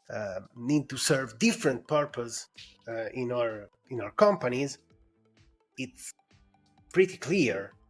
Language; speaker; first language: English; non-native, fluent; Italian